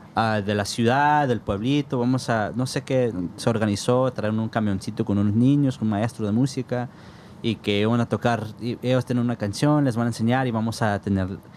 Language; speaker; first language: Spanish; early bilingual, heritage; Spanish